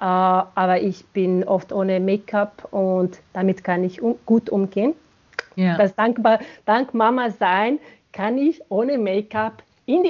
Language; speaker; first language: German; non-native, fluent; Bosnian